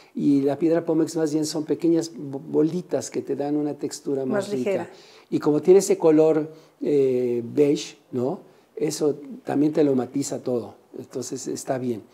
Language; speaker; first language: Spanish; native; Spanish